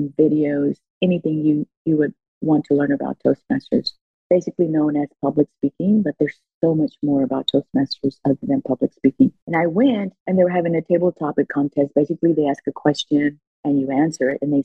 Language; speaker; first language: English; early bilingual, other home language; Spanish